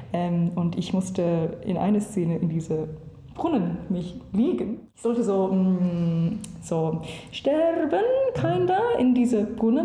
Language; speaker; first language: German; non-native, learner; English